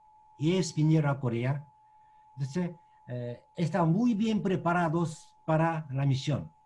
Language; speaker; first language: Spanish; non-native, learner; Korean